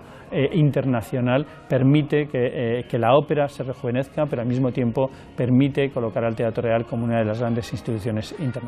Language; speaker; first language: Spanish; native; Spanish